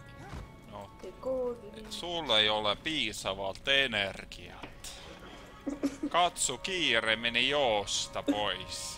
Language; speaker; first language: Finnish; non-native, learner; Estonian